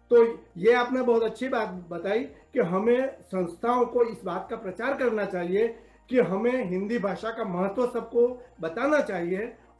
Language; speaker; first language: Hindi; native; Hindi